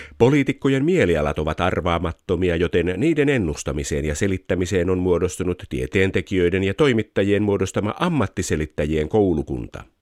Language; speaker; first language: Finnish; native; Finnish